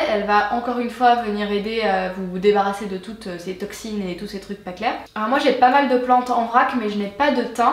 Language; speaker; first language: French; native; French